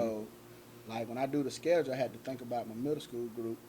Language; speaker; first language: English; native; English